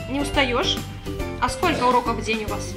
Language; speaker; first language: Russian; native; Russian